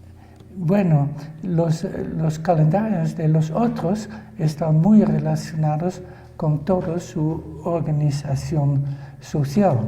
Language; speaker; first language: Spanish; non-native, fluent; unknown